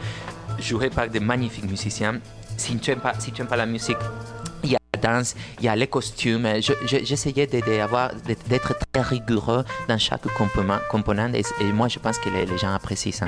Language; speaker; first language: French; non-native, fluent; Spanish